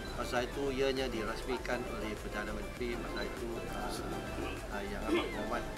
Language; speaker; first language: Malay; non-native, local second language; Min Nan Chinese